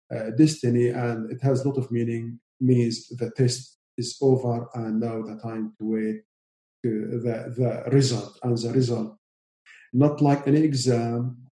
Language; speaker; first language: English; non-native, learner; Arabic